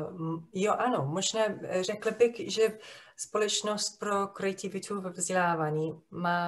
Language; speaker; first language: Czech; non-native, fluent; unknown